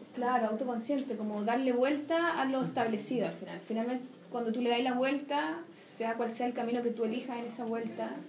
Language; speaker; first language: Spanish; native; Spanish